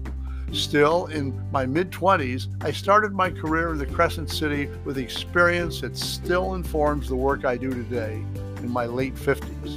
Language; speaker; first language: English; native; English